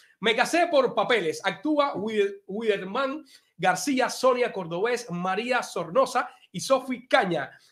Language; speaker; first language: Spanish; native; Spanish